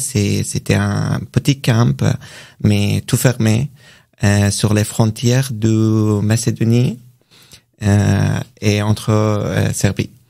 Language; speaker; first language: French; non-native, learner; Persian